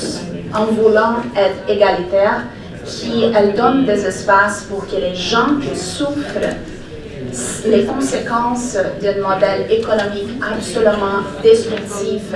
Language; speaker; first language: French; non-native, fluent; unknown